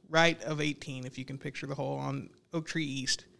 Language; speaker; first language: English; native; English